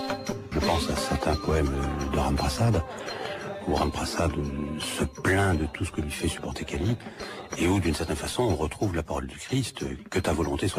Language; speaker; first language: French; native; French